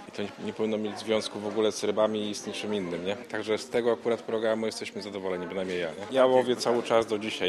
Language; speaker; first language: Polish; native; Polish